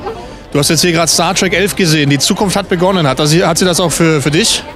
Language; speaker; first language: German; native; German